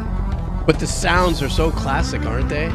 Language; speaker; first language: English; native; English